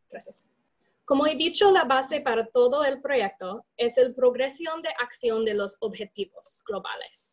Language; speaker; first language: Spanish; non-native, fluent; English